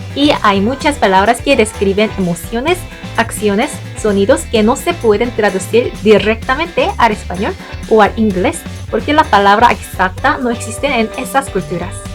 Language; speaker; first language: Spanish; non-native, fluent; Korean